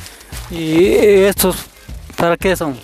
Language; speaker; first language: Spanish; native; Spanish